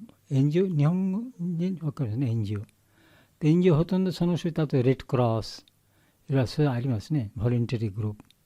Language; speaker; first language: Japanese; non-native, learner; Bangla